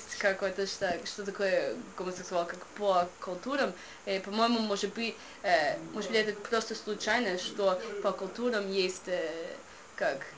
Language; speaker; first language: Russian; non-native, learner; English